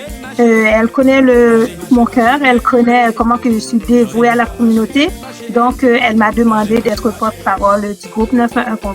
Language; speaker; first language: French; native; French